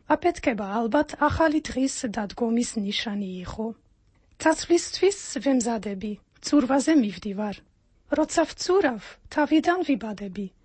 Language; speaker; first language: Georgian; non-native, fluent; Dutch